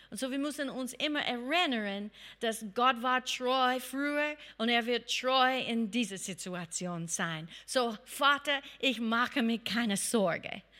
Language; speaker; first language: German; non-native, fluent; English